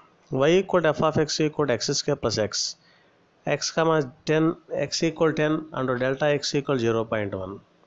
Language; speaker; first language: English; non-native, local second language; Telugu